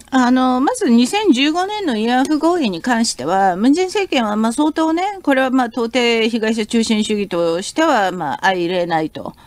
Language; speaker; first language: Japanese; non-native, fluent; Korean